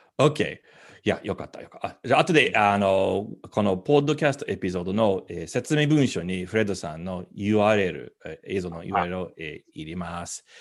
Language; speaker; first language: Japanese; non-native, fluent; English